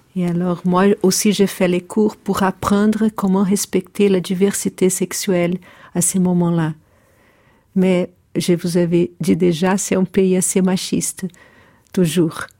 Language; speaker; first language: French; non-native, fluent; Portuguese